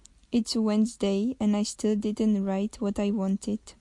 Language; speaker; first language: English; non-native, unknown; Czech